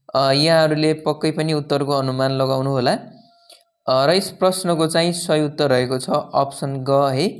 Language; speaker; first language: Nepali; native; Nepali